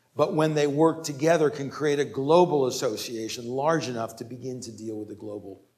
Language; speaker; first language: English; native; English